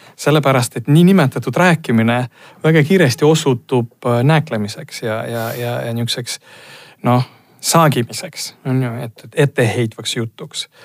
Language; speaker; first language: Estonian; non-native, local second language; Russian